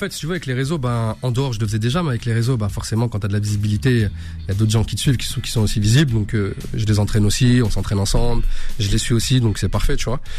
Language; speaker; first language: French; early bilingual, other home language; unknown